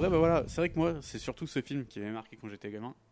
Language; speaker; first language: French; native; French